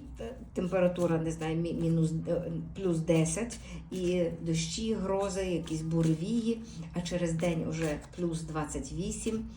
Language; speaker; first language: Ukrainian; native; Ukrainian